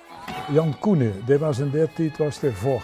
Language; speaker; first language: Dutch; native; Dutch